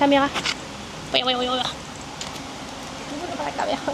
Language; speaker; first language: French; native; French